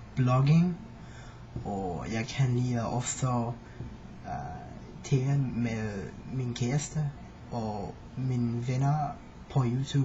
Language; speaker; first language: Danish; non-native, learner; English